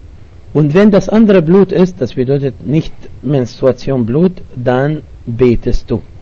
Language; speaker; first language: German; non-native, learner; Arabic